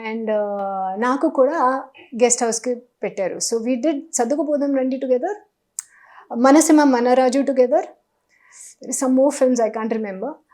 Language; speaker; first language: Telugu; non-native, learner; Hindi